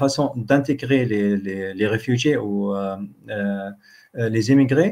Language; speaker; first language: French; non-native, fluent; Arabic